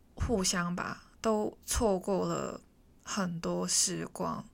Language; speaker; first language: Chinese; non-native, local second language; Cantonese